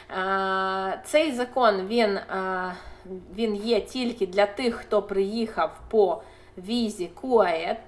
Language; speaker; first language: Ukrainian; non-native, local second language; Russian